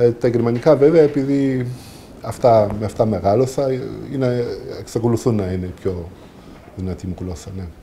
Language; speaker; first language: Greek; early bilingual, heritage; Greek